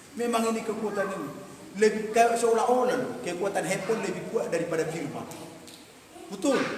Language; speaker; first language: Indonesian; non-native, local second language; Batak Toba